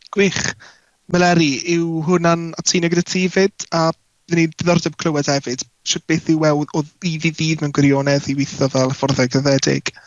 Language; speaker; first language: Welsh; native; Welsh